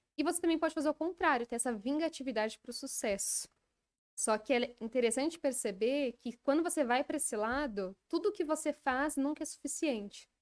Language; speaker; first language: Portuguese; native; Portuguese